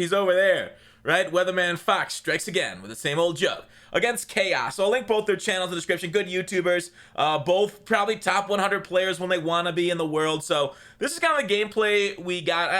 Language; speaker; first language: English; native; English